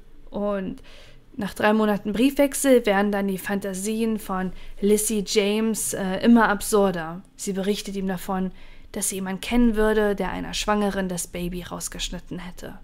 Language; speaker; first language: German; native; German